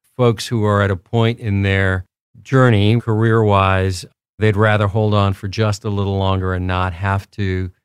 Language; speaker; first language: English; early bilingual, other home language; Spanish